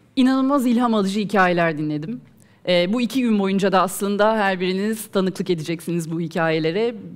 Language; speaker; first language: Turkish; native; Turkish